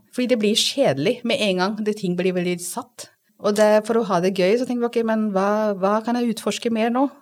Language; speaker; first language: Norwegian; non-native, fluent; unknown